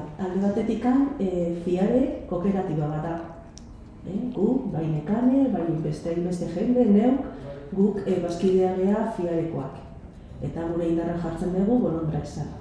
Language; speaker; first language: Basque; non-native, local second language; Spanish